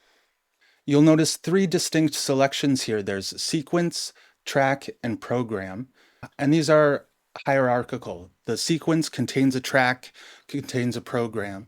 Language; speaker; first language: English; native; English